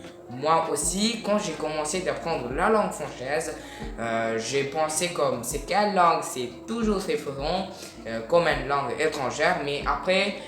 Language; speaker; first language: French; non-native, learner; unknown